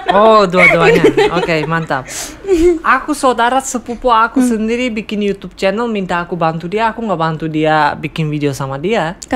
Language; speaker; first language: Indonesian; non-native, fluent; Tajik